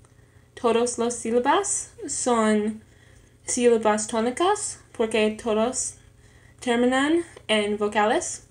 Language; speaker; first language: Spanish; non-native, learner; English